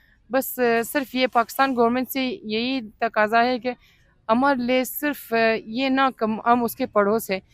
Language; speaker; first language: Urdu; non-native, fluent; Persian